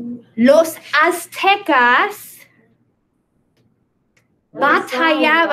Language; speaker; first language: Spanish; non-native, fluent; English